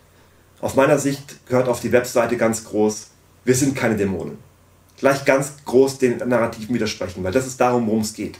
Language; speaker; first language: German; native; German